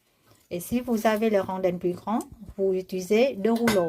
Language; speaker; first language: French; non-native, learner; Vietnamese